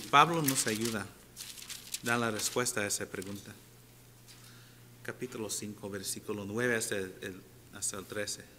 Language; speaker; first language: Spanish; non-native, fluent; English